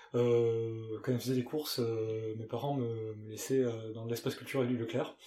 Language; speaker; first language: French; native; French